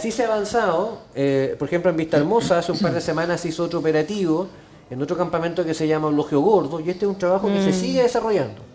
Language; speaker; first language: Spanish; native; Spanish